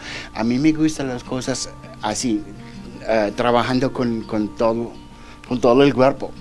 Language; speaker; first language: Spanish; non-native, learner; German